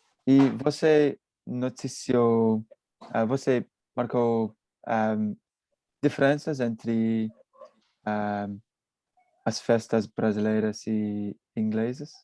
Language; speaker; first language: Portuguese; non-native, learner; English